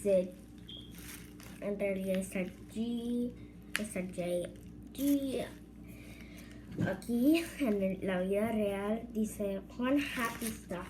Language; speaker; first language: Spanish; early bilingual, heritage; Spanish